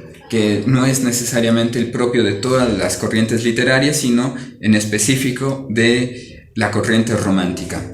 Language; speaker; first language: Spanish; native; Spanish